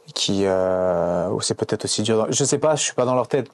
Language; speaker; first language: French; native; French